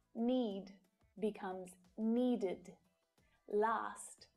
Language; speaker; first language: English; native; English